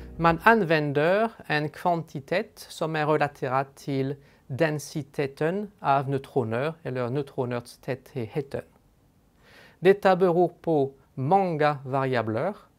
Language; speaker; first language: Swedish; non-native, fluent; French